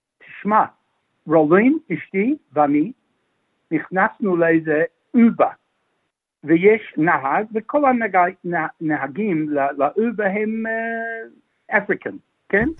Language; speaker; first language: Hebrew; non-native, fluent; English